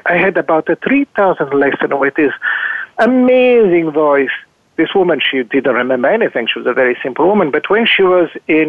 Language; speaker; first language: English; non-native, fluent; Italian